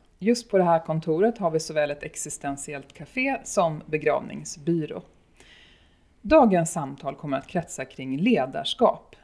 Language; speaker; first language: Swedish; native; Swedish